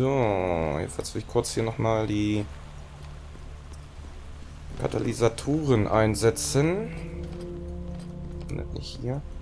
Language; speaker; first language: German; native; German